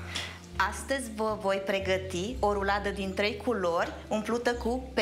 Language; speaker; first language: Romanian; non-native, local second language; Russian